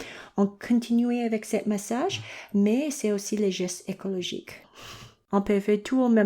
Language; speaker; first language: French; non-native, local second language; English